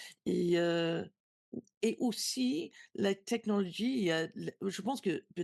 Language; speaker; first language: French; non-native, learner; English